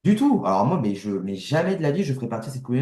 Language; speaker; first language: French; native; French